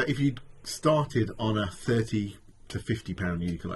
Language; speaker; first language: English; native; English